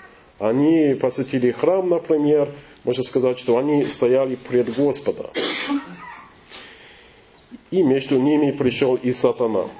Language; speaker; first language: Russian; non-native, learner; English